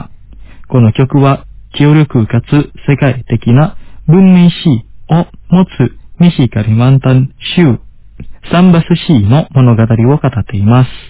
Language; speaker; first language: Japanese; non-native, fluent; Indonesian